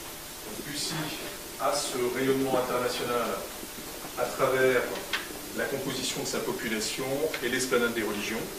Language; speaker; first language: French; native; French